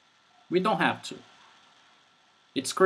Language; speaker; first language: English; non-native, fluent; Portuguese